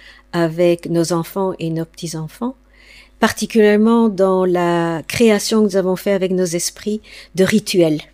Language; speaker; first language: French; non-native, fluent; English